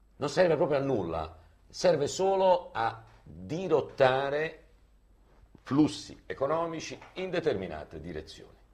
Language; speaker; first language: Italian; native; Italian